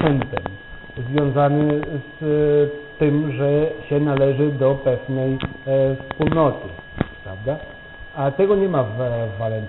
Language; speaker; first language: Polish; non-native, fluent; Catalan